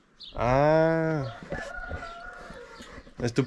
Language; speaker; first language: Spanish; non-native, fluent; Danish